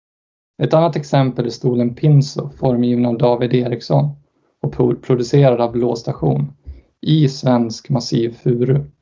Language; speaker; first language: Swedish; native; Swedish